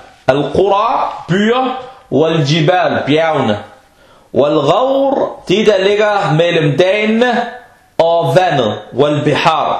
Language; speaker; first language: Danish; non-native, fluent; Arabic